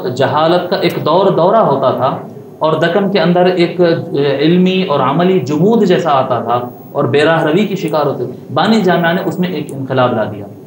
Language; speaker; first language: Urdu; native; Urdu